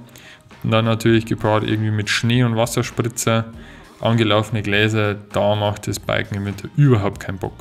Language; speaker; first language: German; native; German